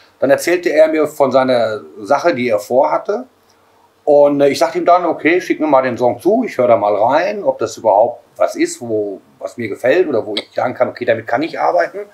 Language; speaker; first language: German; native; German